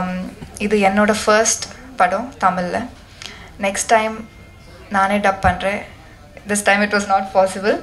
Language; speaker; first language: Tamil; non-native, learner; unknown